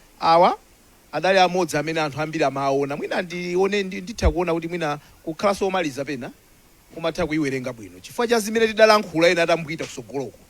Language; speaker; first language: Nyanja; non-native, local second language; Tumbuka